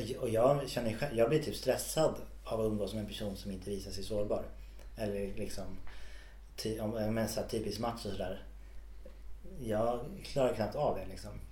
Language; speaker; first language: Swedish; native; Swedish